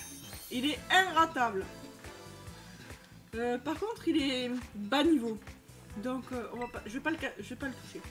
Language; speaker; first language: French; native; French